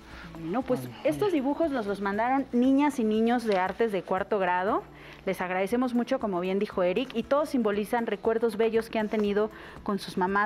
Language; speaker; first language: Spanish; native; Spanish